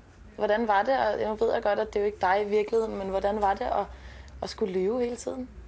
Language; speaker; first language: Danish; native; Danish